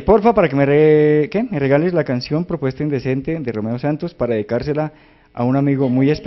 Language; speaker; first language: Spanish; native; Spanish